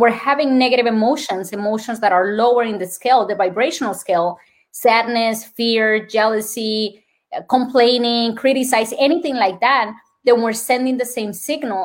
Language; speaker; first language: English; non-native, fluent; Spanish